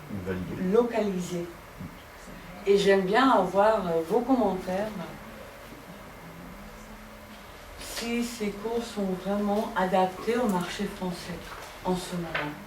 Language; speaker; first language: French; non-native, fluent; Dutch